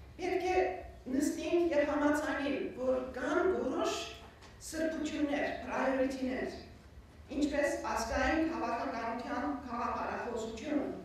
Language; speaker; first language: Armenian; native; Armenian